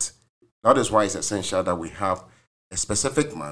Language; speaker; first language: English; non-native, local second language; Akan